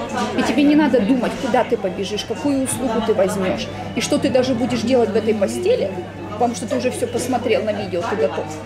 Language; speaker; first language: Russian; native; Russian